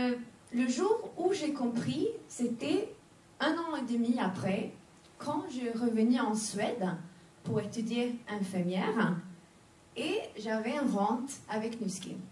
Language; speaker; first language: French; non-native, fluent; Swedish